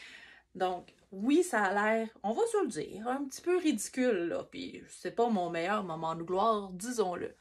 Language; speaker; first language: French; native; French